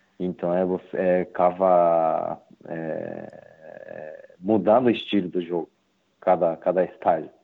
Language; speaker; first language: Portuguese; non-native, learner; Japanese